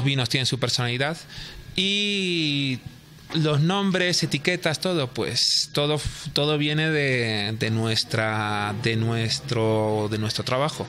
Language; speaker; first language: Spanish; native; Spanish